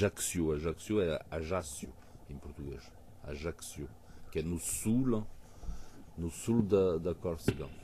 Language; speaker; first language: Portuguese; early bilingual, heritage; French